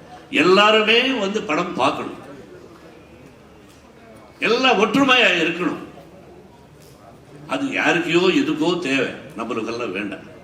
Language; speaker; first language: Tamil; non-native, learner; Telugu